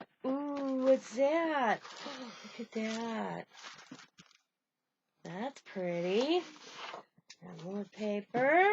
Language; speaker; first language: English; native; English